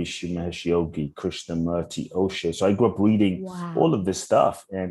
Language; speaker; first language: English; native; English